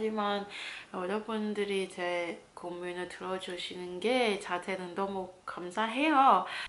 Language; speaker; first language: Korean; non-native, fluent; Cantonese